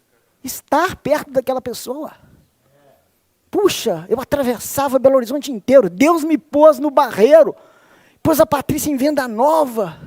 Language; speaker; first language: Portuguese; native; Portuguese